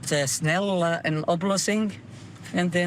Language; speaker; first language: Dutch; non-native, learner; Arabic